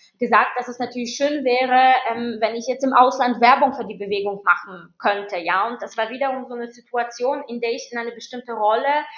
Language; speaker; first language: German; non-native, fluent; Polish